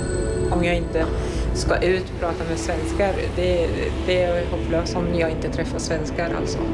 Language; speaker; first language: Swedish; non-native, fluent; Arabic